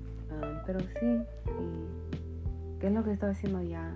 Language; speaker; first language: Spanish; early bilingual, other home language; English